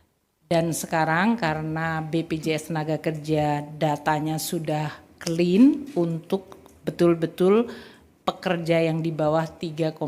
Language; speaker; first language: Indonesian; native; Indonesian